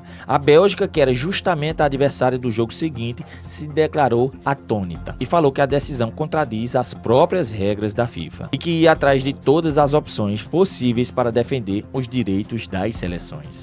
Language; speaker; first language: Portuguese; native; Portuguese